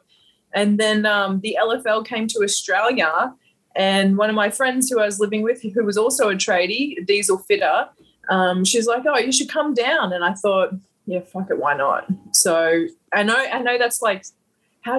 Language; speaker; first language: English; native; English